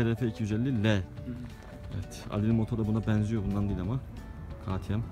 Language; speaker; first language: Turkish; native; Turkish